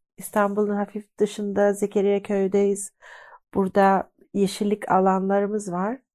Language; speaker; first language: Turkish; early bilingual, heritage; Turkish